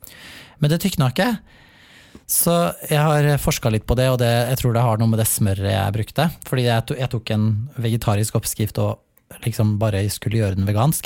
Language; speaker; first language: Norwegian; native; Norwegian